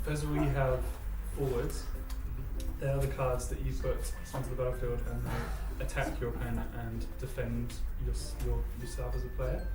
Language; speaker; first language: English; native; English